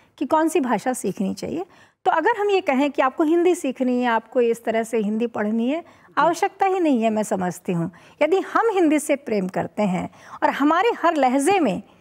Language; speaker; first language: Hindi; native; Hindi